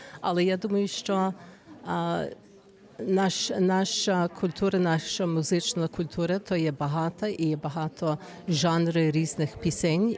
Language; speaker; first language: Ukrainian; early bilingual, heritage; Ukrainian